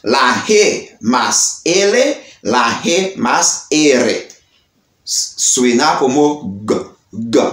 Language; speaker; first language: Spanish; non-native, learner; Haitian Creole